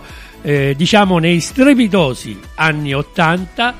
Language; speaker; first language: Italian; native; Italian